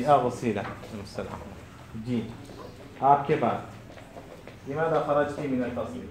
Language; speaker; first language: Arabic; non-native, fluent; Urdu